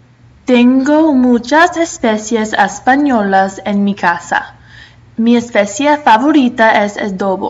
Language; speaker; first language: Spanish; non-native, learner; English